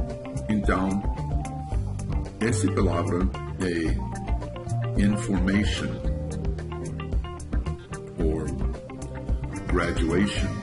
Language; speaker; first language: Portuguese; non-native, learner; English